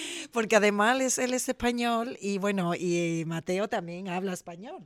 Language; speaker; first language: Spanish; native; Spanish